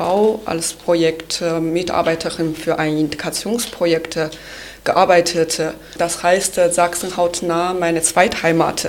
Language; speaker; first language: German; non-native, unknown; Chinese